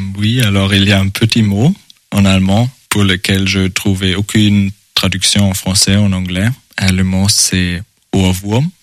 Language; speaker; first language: French; non-native, fluent; German